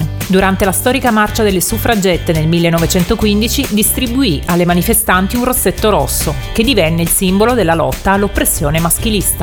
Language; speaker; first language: Italian; native; Italian